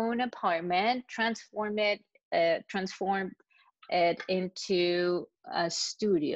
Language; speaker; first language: English; non-native, fluent; Spanish